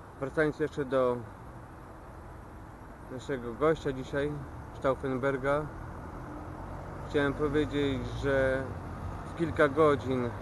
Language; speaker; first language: Polish; native; Polish